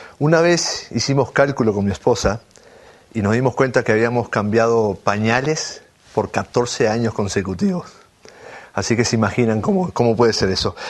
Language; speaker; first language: Spanish; native; Spanish